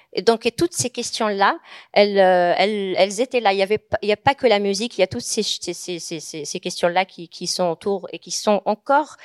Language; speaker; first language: French; non-native, local second language; Arabic